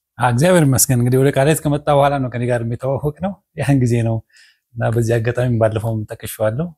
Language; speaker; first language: Amharic; native; Amharic